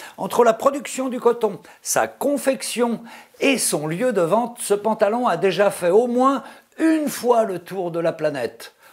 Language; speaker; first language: French; native; French